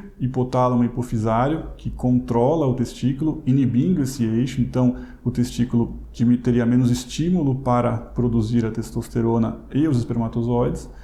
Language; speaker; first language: Portuguese; native; Portuguese